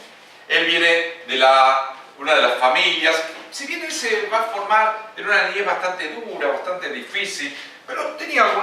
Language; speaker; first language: Spanish; native; Spanish